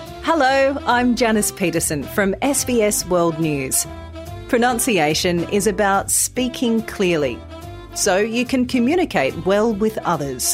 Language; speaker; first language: English; native; English